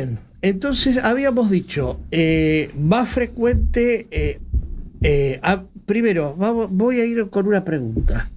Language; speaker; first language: Spanish; native; Spanish